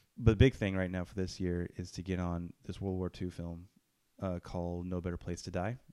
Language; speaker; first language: English; native; English